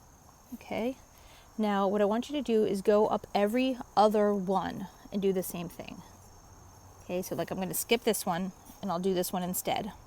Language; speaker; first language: English; native; English